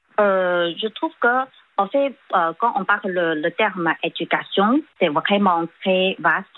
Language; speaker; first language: French; non-native, fluent; Chinese